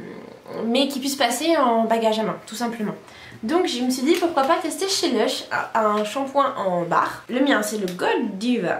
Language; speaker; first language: French; native; French